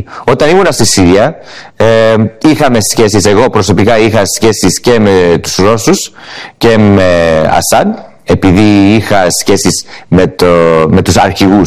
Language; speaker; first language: Greek; early bilingual, heritage; English